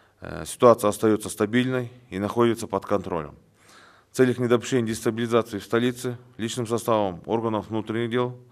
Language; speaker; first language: Russian; non-native, local second language; Kyrgyz